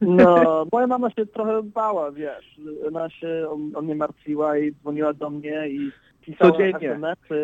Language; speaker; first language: Polish; early bilingual, heritage; English